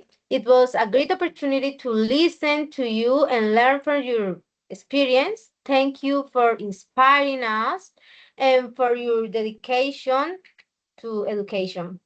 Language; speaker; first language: English; non-native, learner; Spanish